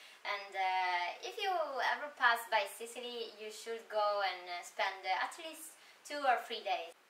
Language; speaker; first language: English; non-native, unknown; Italian